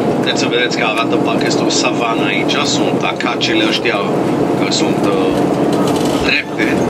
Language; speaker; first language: Romanian; early bilingual, heritage; Hebrew